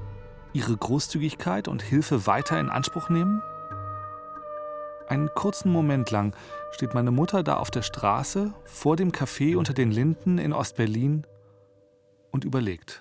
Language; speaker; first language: German; native; German